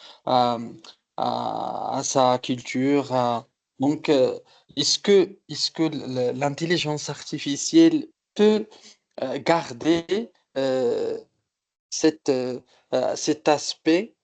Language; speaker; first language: French; non-native, local second language; Arabic